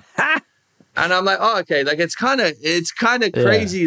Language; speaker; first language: English; native; English